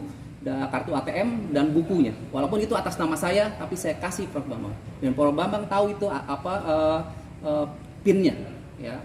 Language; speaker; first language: Indonesian; native; Indonesian